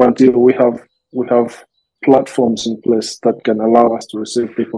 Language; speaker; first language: English; non-native, local second language; Nyanja